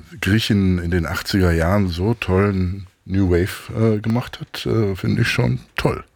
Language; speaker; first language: German; non-native, fluent; Greek